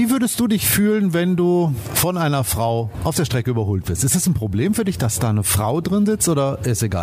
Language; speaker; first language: German; native; German